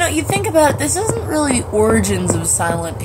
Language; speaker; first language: English; native; English